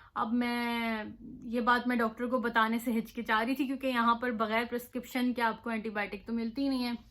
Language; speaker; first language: Urdu; native; Urdu